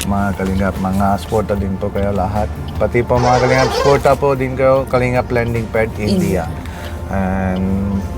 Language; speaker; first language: Filipino; non-native, learner; Punjabi